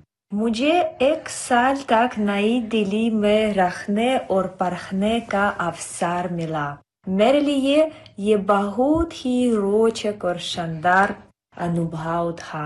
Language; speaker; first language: Hindi; non-native, fluent; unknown